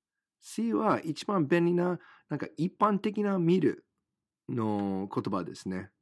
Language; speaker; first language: Japanese; non-native, fluent; English